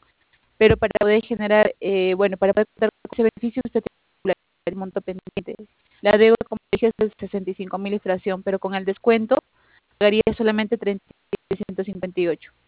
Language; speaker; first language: Spanish; native; Spanish